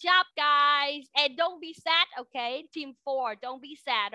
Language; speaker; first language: English; non-native, fluent; Vietnamese